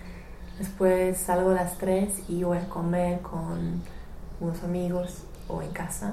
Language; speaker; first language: Spanish; non-native, fluent; English